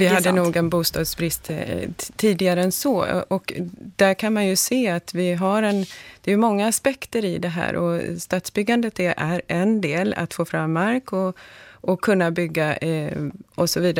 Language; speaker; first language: Swedish; native; Swedish